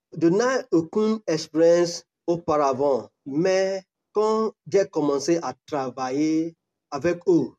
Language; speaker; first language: French; non-native, learner; Yoruba